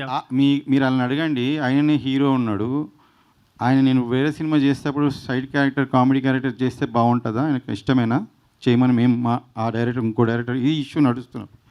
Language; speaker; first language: Telugu; native; Telugu